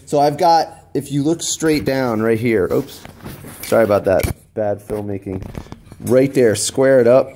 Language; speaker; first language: English; native; English